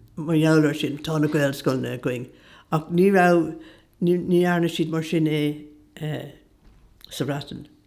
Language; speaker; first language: Irish; non-native, local second language; English